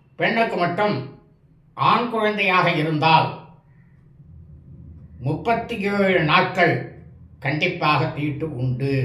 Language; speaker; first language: Tamil; native; Tamil